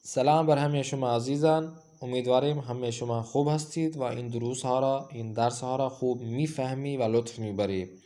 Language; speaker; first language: Persian; non-native, fluent; Urdu